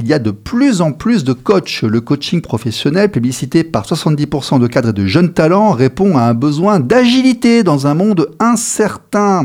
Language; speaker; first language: French; native; French